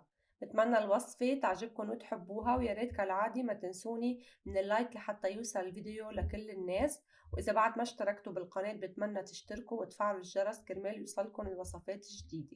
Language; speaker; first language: Arabic; native; Arabic